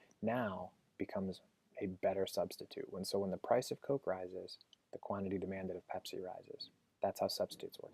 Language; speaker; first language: English; native; English